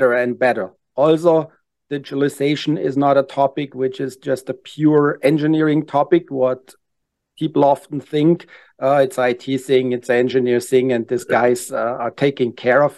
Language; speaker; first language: English; non-native, fluent; German